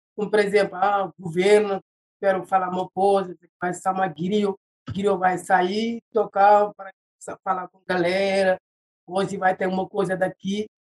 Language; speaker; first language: Portuguese; non-native, learner; Wolof